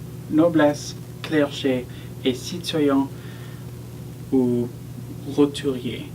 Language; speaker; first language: French; non-native, learner; English